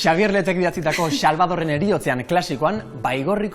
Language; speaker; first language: Basque; native; Basque